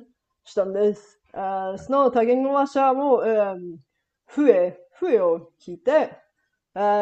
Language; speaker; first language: Japanese; non-native, learner; Bulgarian